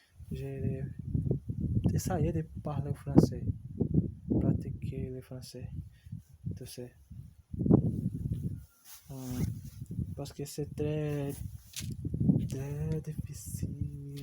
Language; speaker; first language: French; non-native, learner; Portuguese